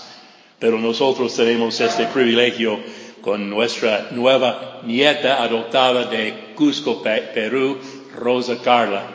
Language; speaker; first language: Spanish; non-native, fluent; English